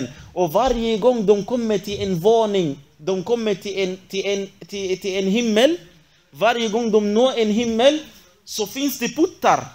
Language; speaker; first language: Swedish; non-native, fluent; Arabic